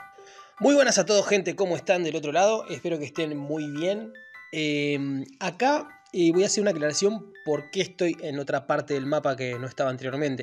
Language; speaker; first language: Spanish; native; Spanish